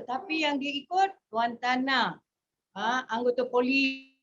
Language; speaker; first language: Malay; native; Malay